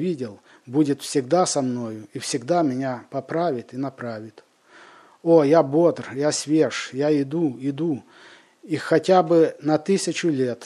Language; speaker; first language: Russian; native; Russian